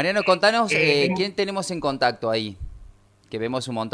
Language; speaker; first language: Spanish; native; Spanish